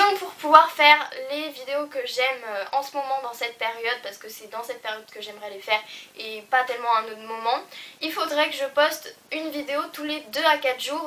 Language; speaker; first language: French; native; French